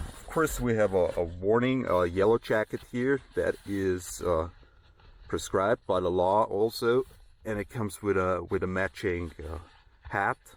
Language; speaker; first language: English; non-native, fluent; German